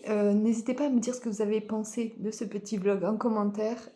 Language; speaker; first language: French; native; French